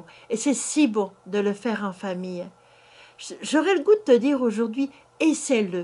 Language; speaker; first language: French; native; French